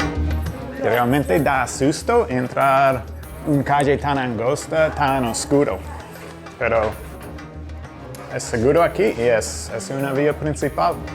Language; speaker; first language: Spanish; non-native, fluent; English